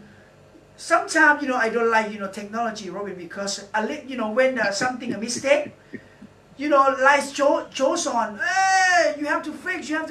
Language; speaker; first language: English; non-native, learner; Thai